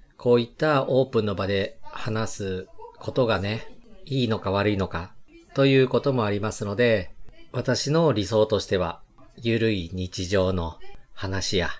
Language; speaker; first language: Japanese; native; Japanese